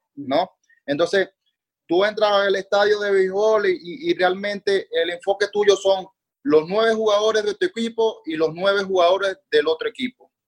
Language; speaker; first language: Spanish; native; Spanish